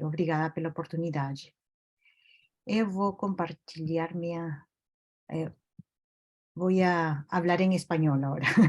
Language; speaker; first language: Portuguese; non-native, fluent; Spanish